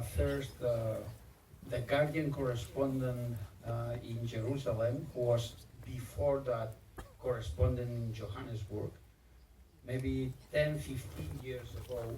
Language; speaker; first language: English; non-native, fluent; Catalan